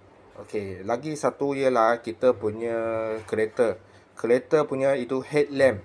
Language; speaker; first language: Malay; non-native, local second language; Chinese